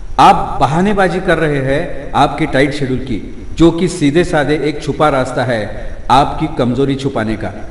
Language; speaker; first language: Hindi; non-native, local second language; Marathi